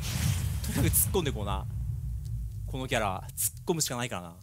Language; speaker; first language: Japanese; native; Japanese